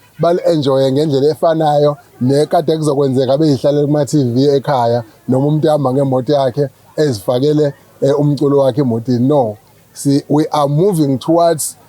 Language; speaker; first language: Zulu; native; Zulu